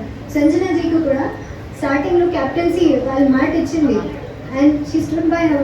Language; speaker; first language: Telugu; non-native, learner; Hindi